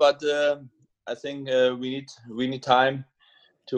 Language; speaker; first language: English; non-native, learner; German